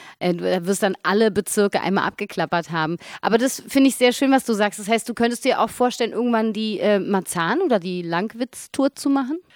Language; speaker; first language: German; native; German